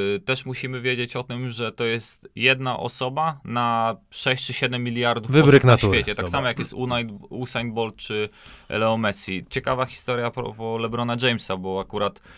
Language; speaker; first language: Polish; native; Polish